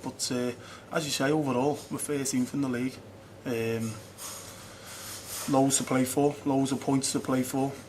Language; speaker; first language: English; native; English